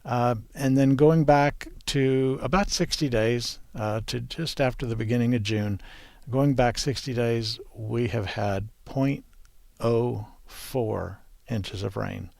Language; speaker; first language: English; native; English